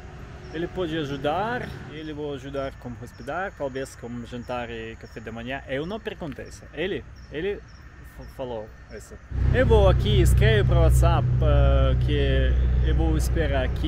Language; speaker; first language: Portuguese; non-native, learner; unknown